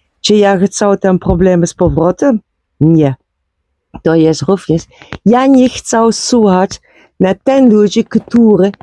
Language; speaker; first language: Polish; non-native, learner; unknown